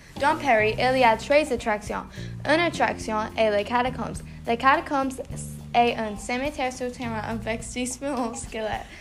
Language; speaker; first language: French; non-native, learner; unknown